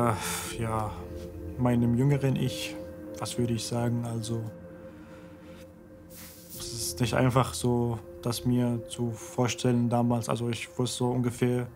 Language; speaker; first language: German; non-native, fluent; Arabic